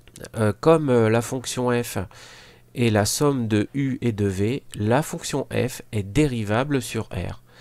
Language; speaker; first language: French; native; French